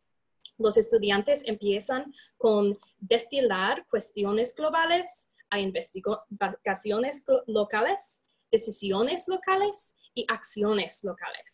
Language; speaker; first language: Spanish; non-native, fluent; English